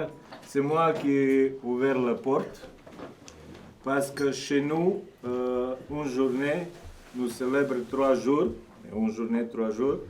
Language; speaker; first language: French; non-native, local second language; Serbian